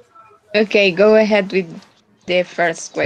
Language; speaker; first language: English; non-native, fluent; Spanish